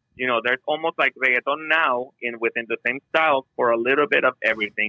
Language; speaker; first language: English; non-native, local second language; Spanish